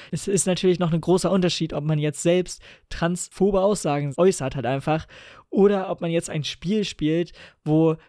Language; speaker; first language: German; native; German